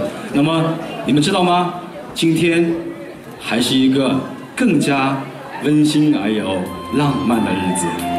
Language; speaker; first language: Chinese; native; Chinese